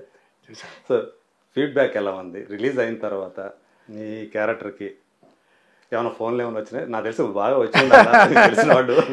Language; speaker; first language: Telugu; native; Telugu